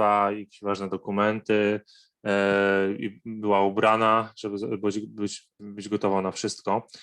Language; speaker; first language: Polish; non-native, fluent; Arabic